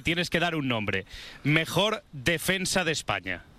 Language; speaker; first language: Spanish; native; Spanish